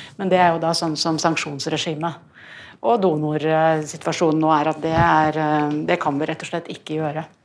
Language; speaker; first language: Norwegian; native; Norwegian